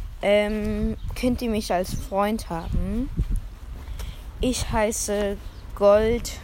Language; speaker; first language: German; early bilingual, other home language; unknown